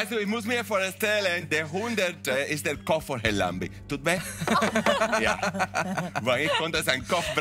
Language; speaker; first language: German; non-native, fluent; Spanish